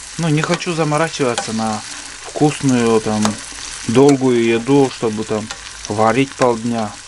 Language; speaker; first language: Russian; native; Russian